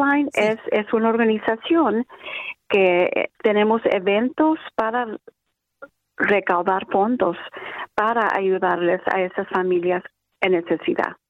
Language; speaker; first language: Spanish; early bilingual, other home language; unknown